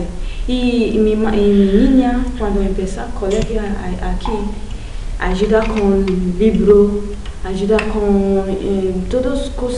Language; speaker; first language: Spanish; non-native, learner; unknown